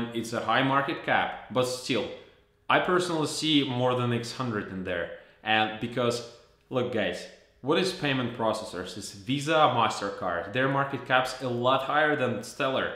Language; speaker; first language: English; non-native, fluent; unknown